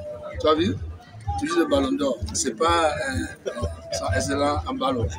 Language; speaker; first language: French; non-native, fluent; English